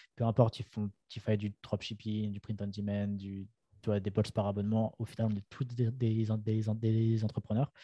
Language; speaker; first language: French; native; French